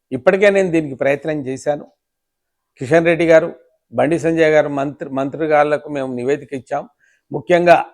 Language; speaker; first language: Telugu; non-native, local second language; Lambadi